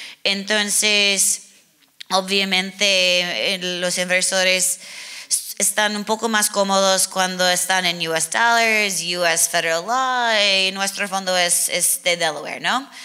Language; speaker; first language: Spanish; non-native, learner; English